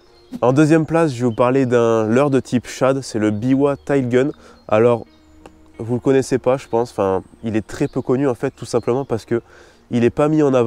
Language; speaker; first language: French; native; French